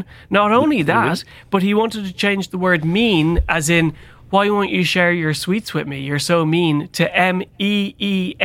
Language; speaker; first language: English; native; English